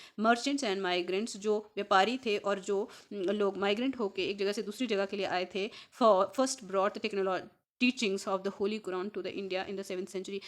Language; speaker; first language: Hindi; native; Hindi